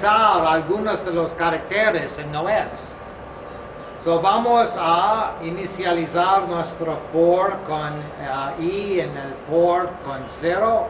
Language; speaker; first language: Spanish; non-native, fluent; English